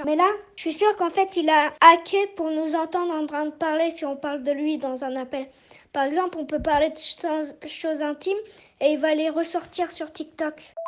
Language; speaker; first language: French; native; French